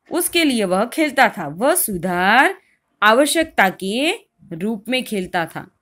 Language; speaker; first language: Hindi; non-native, local second language; Gujarati